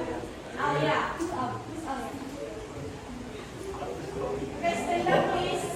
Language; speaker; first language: English; non-native, learner; Indonesian